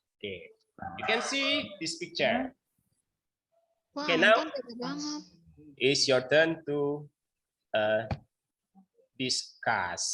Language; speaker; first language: English; non-native, learner; Indonesian